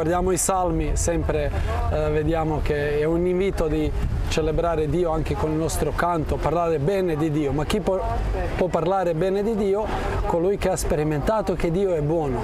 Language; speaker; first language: Italian; non-native, fluent; Croatian